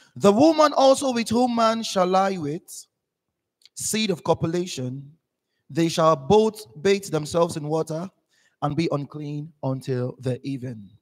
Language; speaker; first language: English; non-native, local second language; Igbo